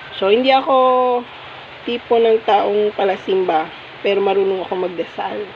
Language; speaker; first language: Filipino; native; Filipino